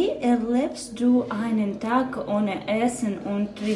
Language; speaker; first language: German; non-native, learner; Ukrainian